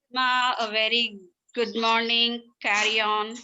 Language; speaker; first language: English; non-native, local second language; Telugu